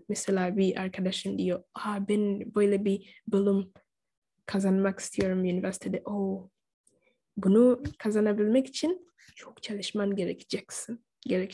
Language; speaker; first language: Turkish; non-native, fluent; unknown